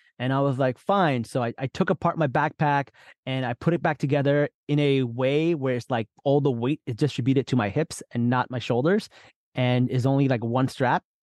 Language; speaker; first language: English; early bilingual, other home language; Urdu